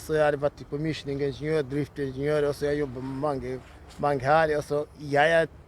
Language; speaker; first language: Norwegian; non-native, fluent; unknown